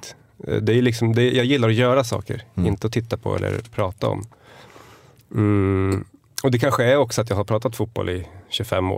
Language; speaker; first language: Swedish; native; Swedish